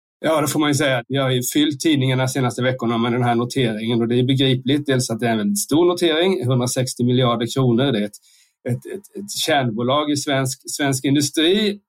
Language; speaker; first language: Swedish; native; Swedish